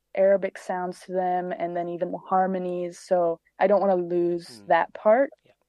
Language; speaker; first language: English; early bilingual, other home language; Greek